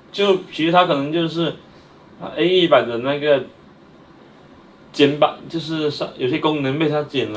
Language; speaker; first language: Chinese; native; Chinese